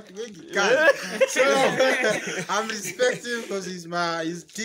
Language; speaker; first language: English; non-native, learner; Swahili